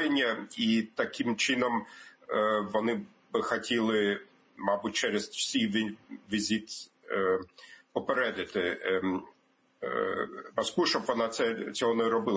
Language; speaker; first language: Ukrainian; non-native, fluent; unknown